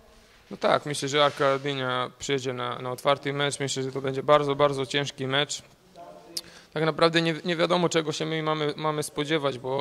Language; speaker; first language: Polish; non-native, fluent; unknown